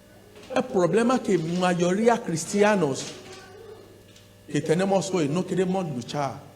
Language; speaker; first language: Spanish; non-native, learner; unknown